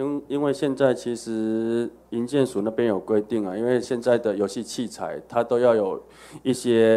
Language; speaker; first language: Chinese; native; Chinese